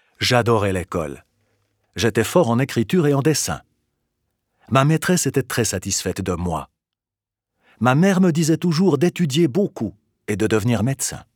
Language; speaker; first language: French; non-native, fluent; Albanian